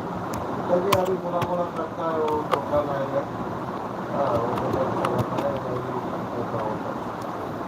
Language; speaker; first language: Hindi; non-native, local second language; Santali